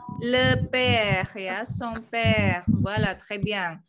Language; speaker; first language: French; non-native, fluent; Indonesian